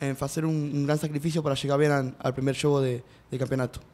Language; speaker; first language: Portuguese; non-native, learner; Spanish